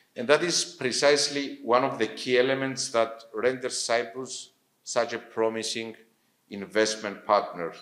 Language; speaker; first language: English; non-native, fluent; Greek